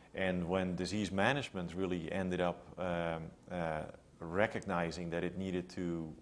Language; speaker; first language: English; non-native, fluent; Dutch